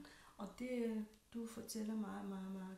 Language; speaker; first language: Danish; non-native, fluent; Russian